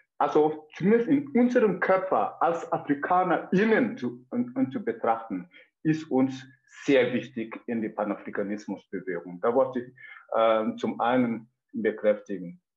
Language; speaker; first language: German; non-native, fluent; Mossi